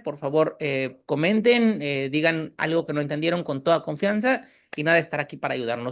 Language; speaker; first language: Spanish; native; Spanish